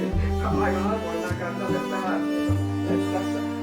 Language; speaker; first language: Finnish; native; Finnish